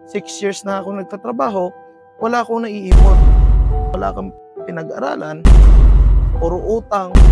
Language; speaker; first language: Filipino; non-native, local second language; Iloko